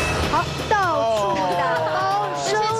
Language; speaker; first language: Chinese; native; Chinese